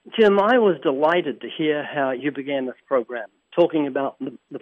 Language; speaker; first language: English; native; English